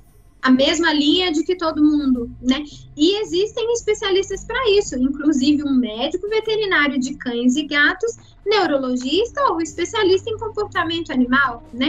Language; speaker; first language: Portuguese; native; Portuguese